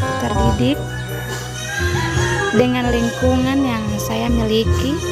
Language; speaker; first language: Indonesian; native; Indonesian